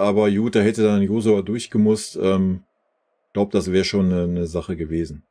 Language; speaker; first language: German; native; German